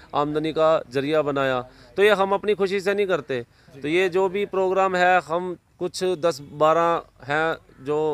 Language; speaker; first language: Hindi; native; Hindi